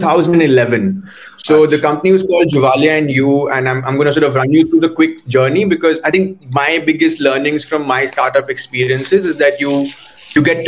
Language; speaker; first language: English; non-native, local second language; Hindi